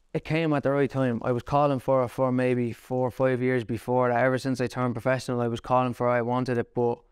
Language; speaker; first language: English; native; English